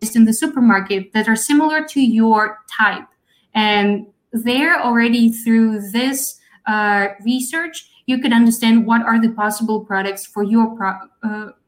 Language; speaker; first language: English; non-native, fluent; Russian